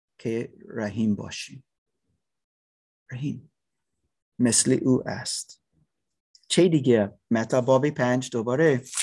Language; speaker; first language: Persian; non-native, learner; English